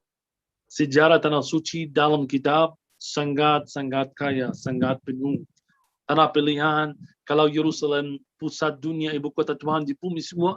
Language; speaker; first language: Indonesian; non-native, fluent; Arabic